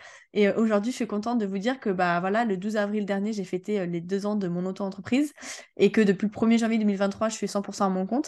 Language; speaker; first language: French; native; French